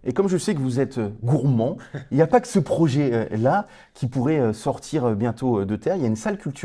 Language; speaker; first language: French; native; French